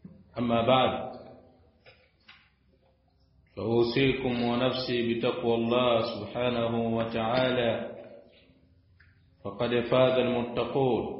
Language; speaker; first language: Arabic; non-native, fluent; Swahili